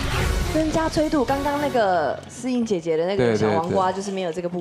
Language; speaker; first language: Chinese; native; Chinese